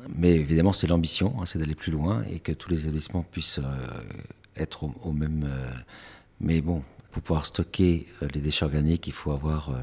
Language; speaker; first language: French; native; French